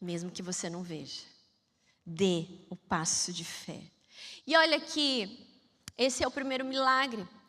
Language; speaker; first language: Portuguese; native; Portuguese